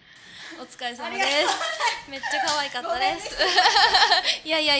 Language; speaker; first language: Japanese; native; Japanese